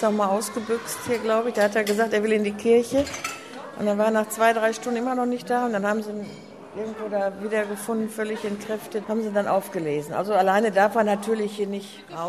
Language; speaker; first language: German; native; German